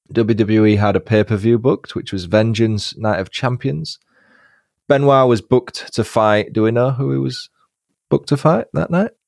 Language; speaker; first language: English; native; English